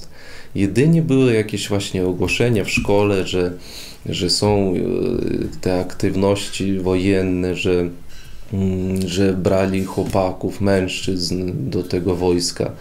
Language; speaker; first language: Polish; non-native, fluent; Russian